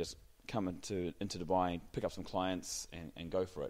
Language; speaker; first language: English; native; English